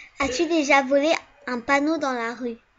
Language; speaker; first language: French; early bilingual, other home language; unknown